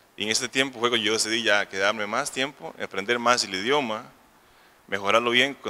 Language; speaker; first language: Spanish; native; Spanish